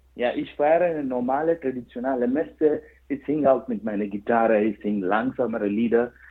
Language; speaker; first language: German; non-native, fluent; Kannada